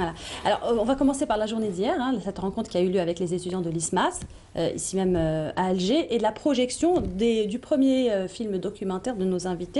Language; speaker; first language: French; native; French